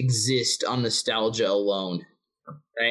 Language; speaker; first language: English; native; English